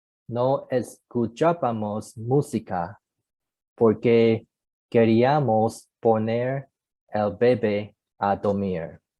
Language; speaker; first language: Spanish; non-native, learner; Chinese